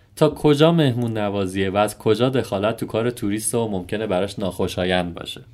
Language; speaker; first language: Persian; native; Persian